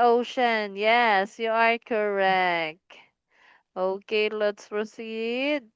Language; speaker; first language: English; non-native, fluent; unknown